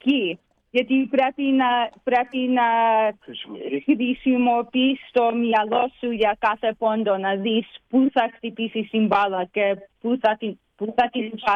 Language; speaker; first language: Greek; early bilingual, heritage; Greek